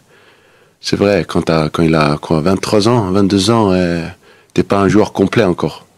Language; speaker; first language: French; non-native, fluent; Danish